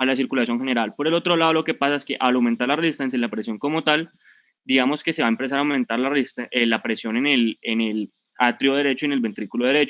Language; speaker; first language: Spanish; native; Spanish